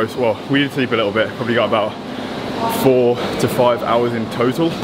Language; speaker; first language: English; native; English